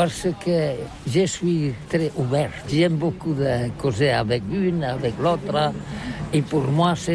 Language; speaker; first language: French; non-native, learner; Spanish